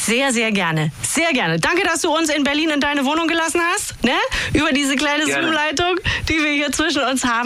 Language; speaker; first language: German; native; German